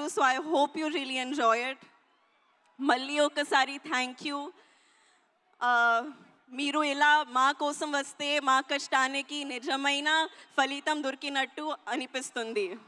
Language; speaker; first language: Telugu; non-native, learner; Hindi